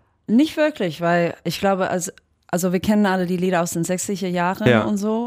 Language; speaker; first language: German; non-native, fluent; English